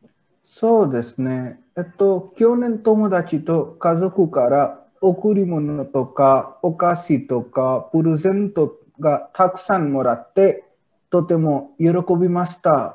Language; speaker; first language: Japanese; non-native, learner; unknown